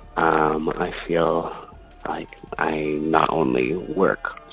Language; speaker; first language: English; native; English